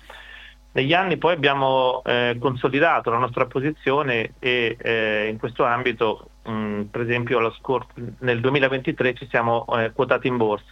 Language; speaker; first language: Italian; native; Italian